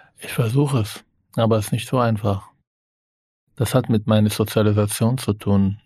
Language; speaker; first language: German; non-native, fluent; Arabic